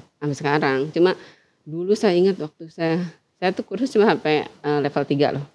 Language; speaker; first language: Indonesian; non-native, local second language; Sundanese